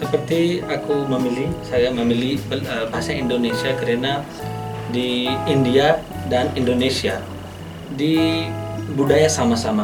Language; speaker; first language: Indonesian; non-native, learner; Hindi